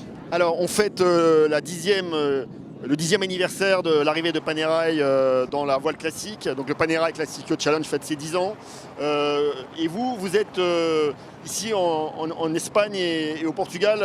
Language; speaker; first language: French; native; French